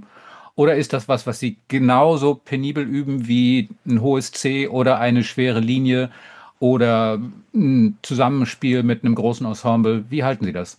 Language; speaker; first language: German; native; German